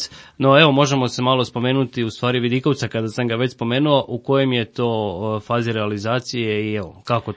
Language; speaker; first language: Croatian; native; Croatian